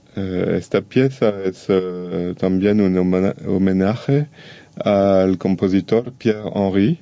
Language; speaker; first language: Spanish; non-native, learner; French